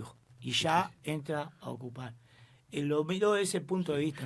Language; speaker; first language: Spanish; native; Spanish